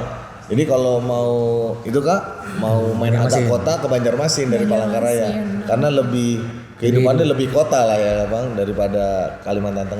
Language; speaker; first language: Indonesian; native; Indonesian